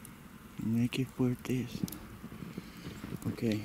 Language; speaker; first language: Spanish; early bilingual, heritage; Spanish